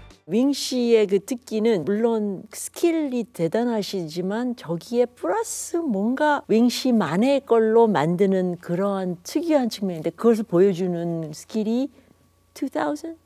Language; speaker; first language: Korean; native; Korean